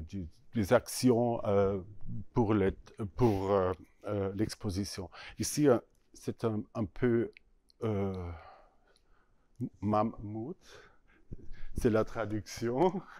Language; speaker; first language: French; non-native, learner; German